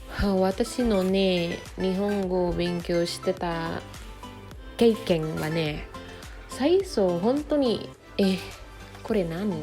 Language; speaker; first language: Japanese; non-native, fluent; Indonesian